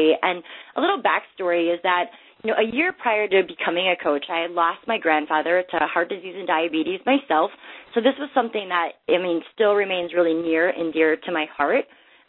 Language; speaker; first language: English; native; English